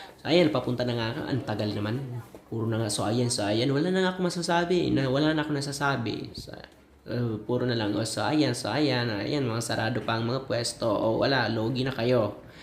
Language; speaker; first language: Filipino; non-native, local second language; Bikol